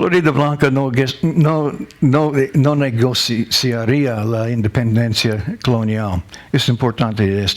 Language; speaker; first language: Spanish; non-native, learner; English